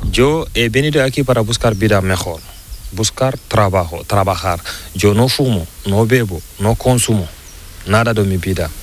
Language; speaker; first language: Spanish; non-native, learner; Fula